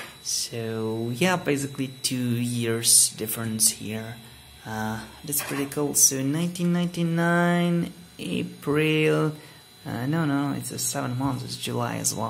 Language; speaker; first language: English; non-native, fluent; Hungarian